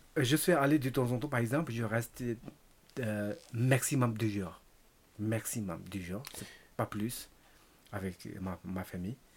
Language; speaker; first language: French; non-native, learner; Tibetan